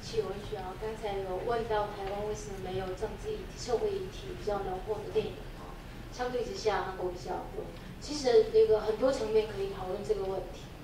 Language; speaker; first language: Chinese; non-native, fluent; Korean